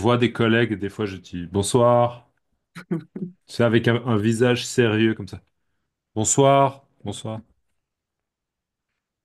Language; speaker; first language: French; native; French